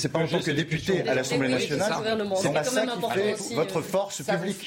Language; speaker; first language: French; native; French